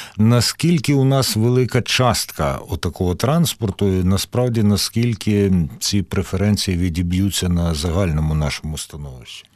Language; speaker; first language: Ukrainian; native; Ukrainian